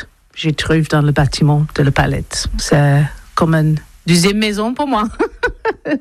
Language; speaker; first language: French; non-native, learner; English